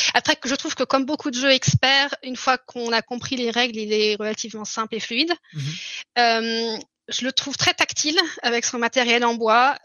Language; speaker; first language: French; early bilingual, heritage; German